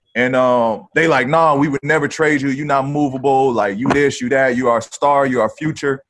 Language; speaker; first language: English; native; English